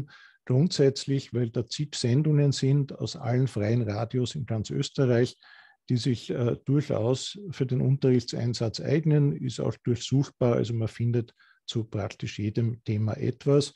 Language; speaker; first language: German; native; German